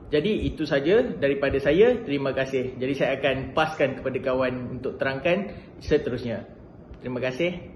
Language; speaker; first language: Malay; native; Malay